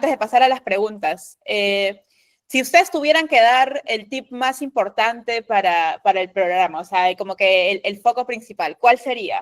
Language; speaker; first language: Spanish; native; Spanish